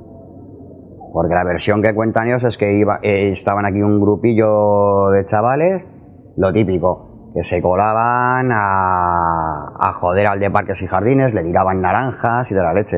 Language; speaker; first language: Spanish; native; Spanish